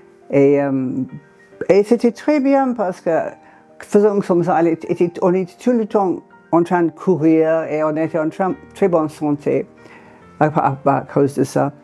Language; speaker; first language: French; non-native, fluent; English